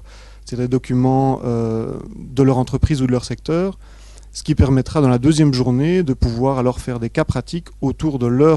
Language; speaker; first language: French; native; French